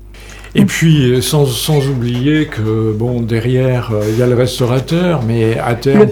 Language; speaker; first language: French; native; French